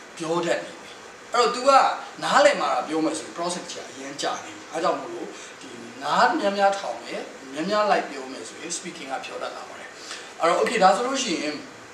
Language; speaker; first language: Burmese; native; Burmese